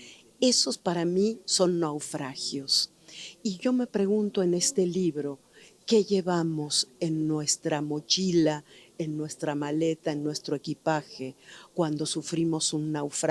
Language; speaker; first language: Spanish; native; Spanish